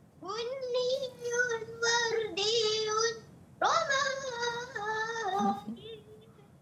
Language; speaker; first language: Arabic; non-native, learner; Malay